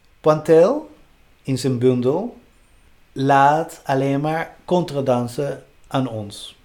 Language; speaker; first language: Dutch; non-native, fluent; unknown